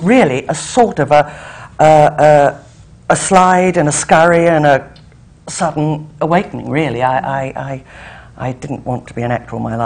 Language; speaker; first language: English; native; English